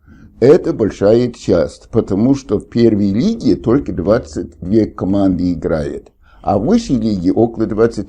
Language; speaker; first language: Russian; non-native, fluent; English